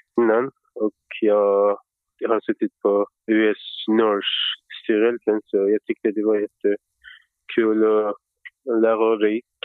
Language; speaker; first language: Swedish; non-native, fluent; Persian